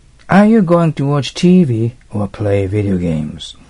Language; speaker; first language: English; non-native, fluent; Japanese